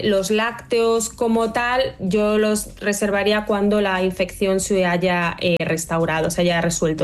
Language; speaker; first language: Spanish; native; Spanish